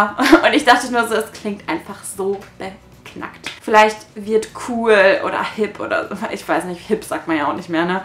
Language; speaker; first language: German; native; German